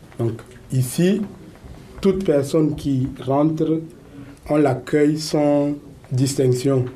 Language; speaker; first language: French; native; French